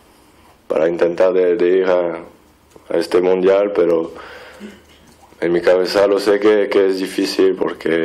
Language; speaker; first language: Spanish; non-native, fluent; French